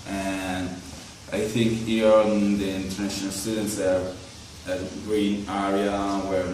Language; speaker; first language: English; non-native, learner; Italian